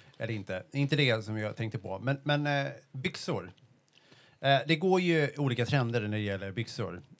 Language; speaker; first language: Swedish; early bilingual, heritage; Swedish